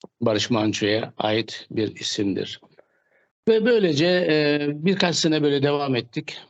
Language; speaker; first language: Turkish; native; Turkish